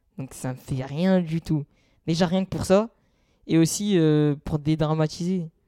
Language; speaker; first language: French; native; French